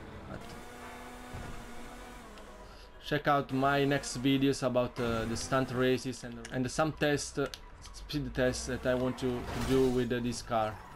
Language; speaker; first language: English; non-native, learner; Italian